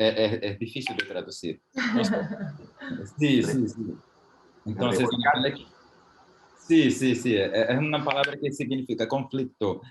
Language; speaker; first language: Spanish; non-native, learner; Portuguese